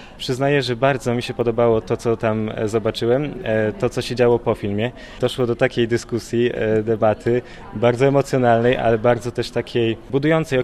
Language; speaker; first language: Polish; native; Polish